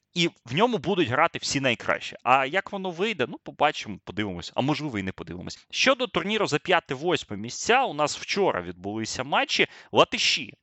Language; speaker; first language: Ukrainian; native; Ukrainian